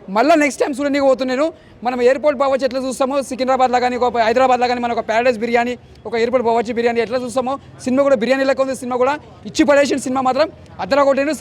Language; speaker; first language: Telugu; native; Telugu